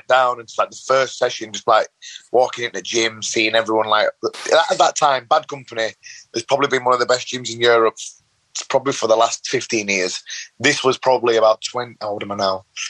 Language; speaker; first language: English; native; English